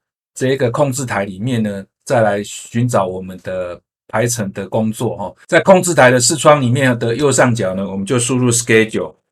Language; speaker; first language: Chinese; native; Chinese